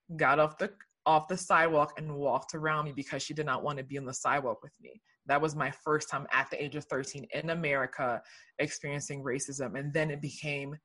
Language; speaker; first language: English; early bilingual, other home language; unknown